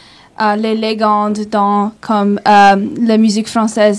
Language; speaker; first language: French; non-native, local second language; English